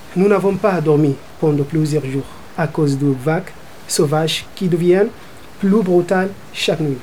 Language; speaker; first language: French; non-native, learner; Arabic